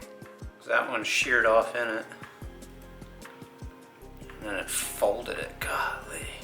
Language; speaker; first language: English; native; English